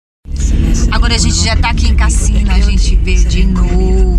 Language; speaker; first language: Portuguese; native; Portuguese